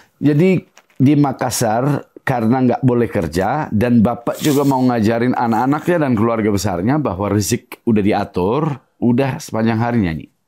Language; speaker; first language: Indonesian; non-native, fluent; English